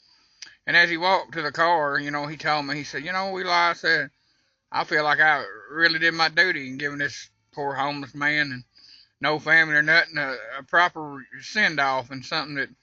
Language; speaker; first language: English; native; English